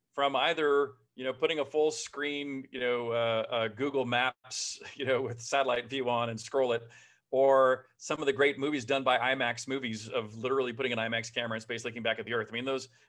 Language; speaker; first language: English; native; English